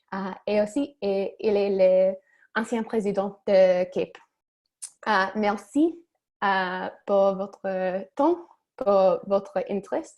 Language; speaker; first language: French; non-native, learner; English